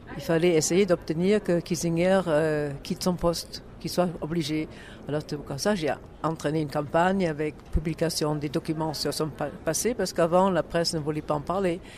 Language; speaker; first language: French; non-native, fluent; German